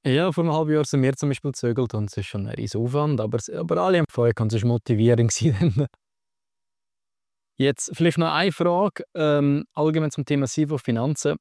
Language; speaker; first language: German; native; German